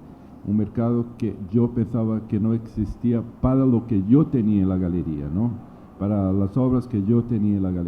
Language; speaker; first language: Spanish; non-native, learner; Portuguese